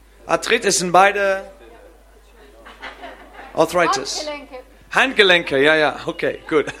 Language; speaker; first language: German; non-native, learner; English